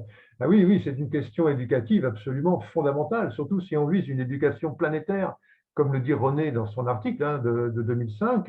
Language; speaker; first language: French; native; French